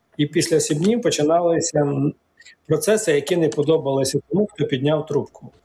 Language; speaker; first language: Ukrainian; native; Ukrainian